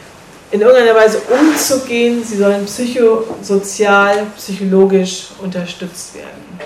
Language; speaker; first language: German; native; German